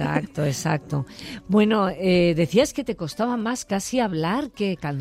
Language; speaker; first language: Spanish; native; Spanish